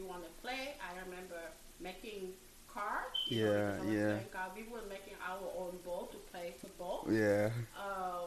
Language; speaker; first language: English; non-native, fluent; French